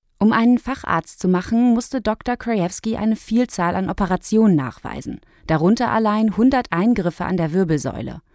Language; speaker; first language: German; native; German